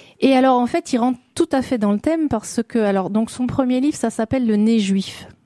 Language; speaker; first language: French; native; French